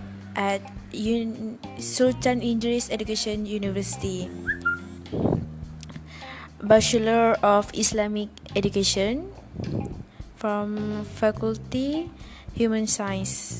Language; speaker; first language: English; non-native, learner; Malay